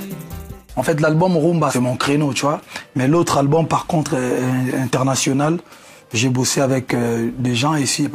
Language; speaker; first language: French; non-native, local second language; Lingala